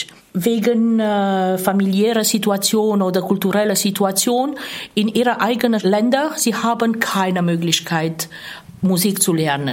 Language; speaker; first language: German; non-native, fluent; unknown